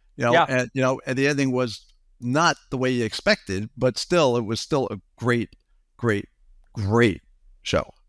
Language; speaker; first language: English; native; English